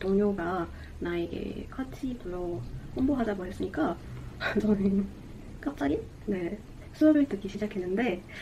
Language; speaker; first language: Korean; non-native, fluent; Portuguese